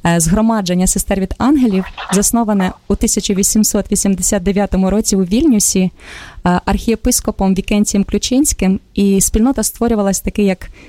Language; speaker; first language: Ukrainian; native; Ukrainian